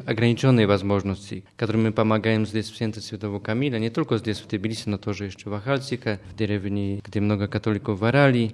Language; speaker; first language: Russian; non-native, fluent; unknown